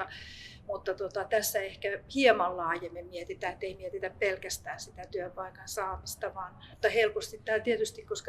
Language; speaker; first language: Finnish; native; Finnish